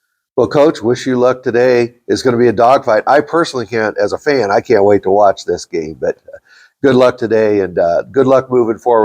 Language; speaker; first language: English; native; English